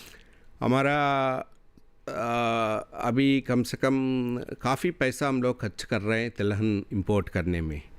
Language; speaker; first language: Hindi; non-native, local second language; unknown